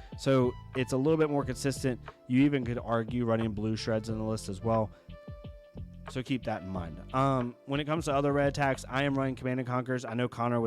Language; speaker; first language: English; native; English